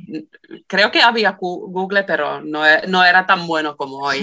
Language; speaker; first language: Spanish; non-native, fluent; Finnish